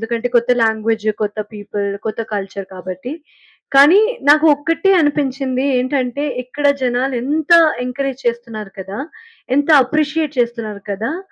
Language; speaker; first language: Telugu; non-native, fluent; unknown